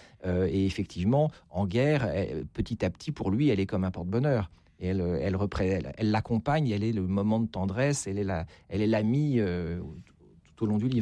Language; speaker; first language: French; native; French